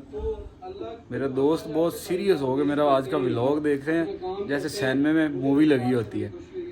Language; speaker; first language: Urdu; non-native, local second language; Punjabi